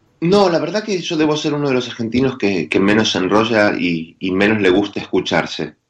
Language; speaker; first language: Spanish; native; Spanish